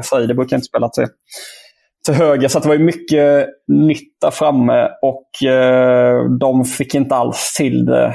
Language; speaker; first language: Swedish; native; Swedish